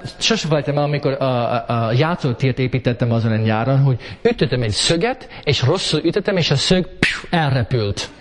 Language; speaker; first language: Hungarian; early bilingual, heritage; Hungarian